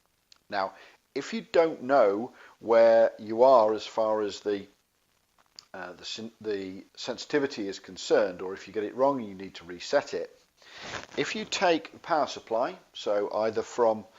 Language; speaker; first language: English; native; English